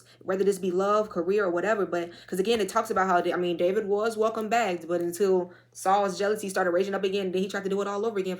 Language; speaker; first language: English; native; English